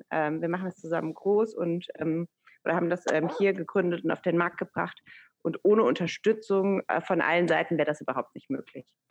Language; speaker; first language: German; early bilingual, other home language; Persian